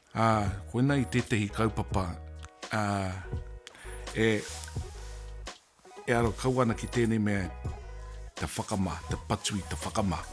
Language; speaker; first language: Māori; non-native, local second language; English